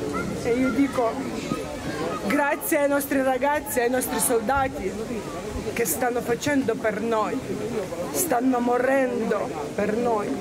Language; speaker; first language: Italian; non-native, fluent; Ukrainian